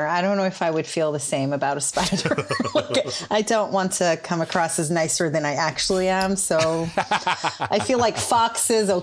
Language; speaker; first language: English; non-native, fluent; Hebrew